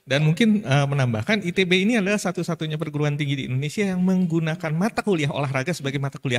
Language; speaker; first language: Indonesian; native; Indonesian